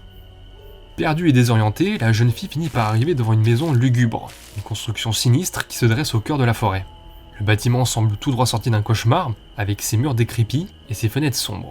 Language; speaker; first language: French; native; French